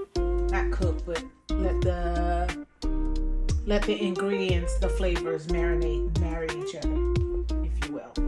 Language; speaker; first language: English; native; English